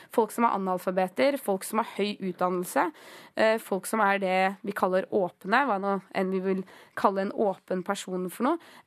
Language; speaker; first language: Norwegian; early bilingual, other home language; Greek